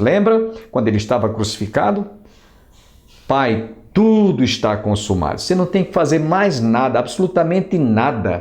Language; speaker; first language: Portuguese; native; Portuguese